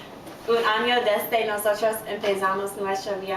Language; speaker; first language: Spanish; non-native, learner; English